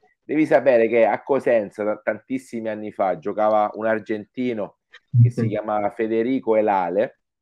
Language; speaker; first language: Italian; native; Italian